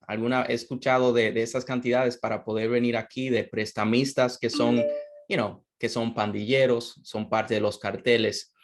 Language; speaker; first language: Spanish; non-native, fluent; English